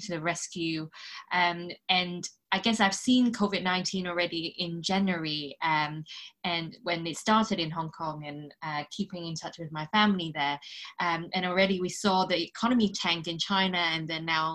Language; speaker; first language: English; non-native, local second language; Cantonese